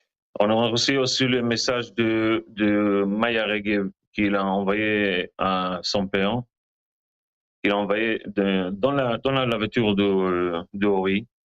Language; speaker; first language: French; non-native, learner; Hebrew